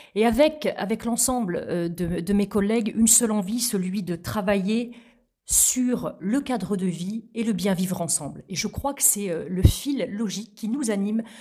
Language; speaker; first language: French; native; French